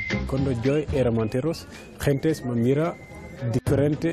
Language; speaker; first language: Spanish; non-native, learner; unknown